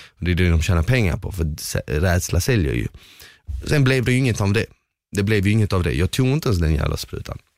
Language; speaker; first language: Swedish; early bilingual, other home language; Bosnian